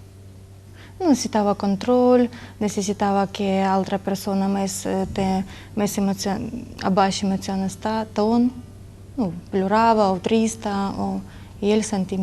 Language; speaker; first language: Catalan; non-native, learner; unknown